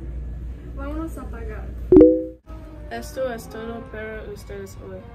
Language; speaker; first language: Spanish; non-native, learner; English